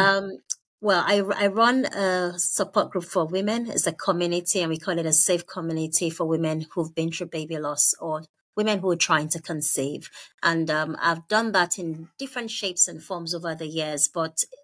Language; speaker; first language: English; non-native, local second language; Yoruba